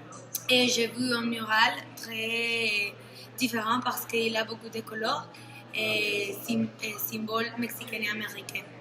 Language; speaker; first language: French; non-native, learner; Spanish